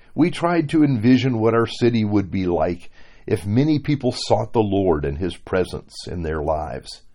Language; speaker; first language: English; native; English